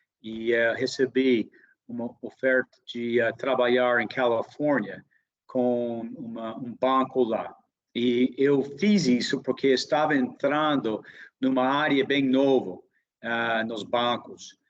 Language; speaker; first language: Portuguese; non-native, fluent; English